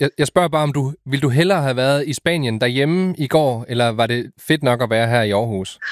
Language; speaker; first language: Danish; native; Danish